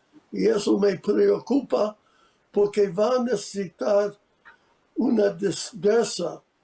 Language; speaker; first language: Spanish; non-native, fluent; English